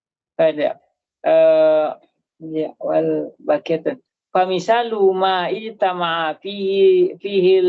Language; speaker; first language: Arabic; non-native, learner; Indonesian